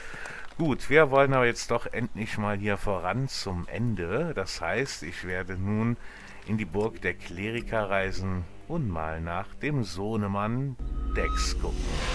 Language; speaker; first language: German; native; German